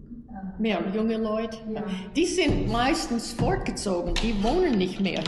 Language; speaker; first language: German; early bilingual, heritage; German